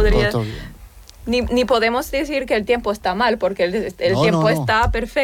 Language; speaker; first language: Spanish; non-native, fluent; German